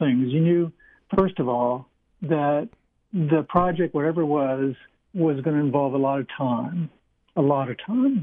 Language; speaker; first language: English; native; English